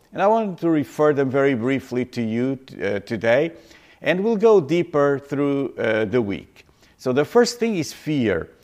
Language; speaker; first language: English; non-native, fluent; Portuguese